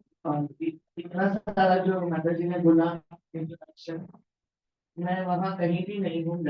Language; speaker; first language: Hindi; non-native, local second language; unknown